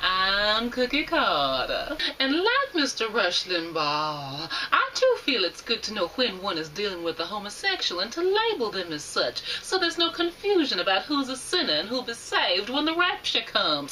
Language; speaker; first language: English; native; English